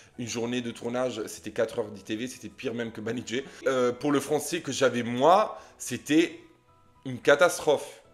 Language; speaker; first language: French; non-native, fluent; Italian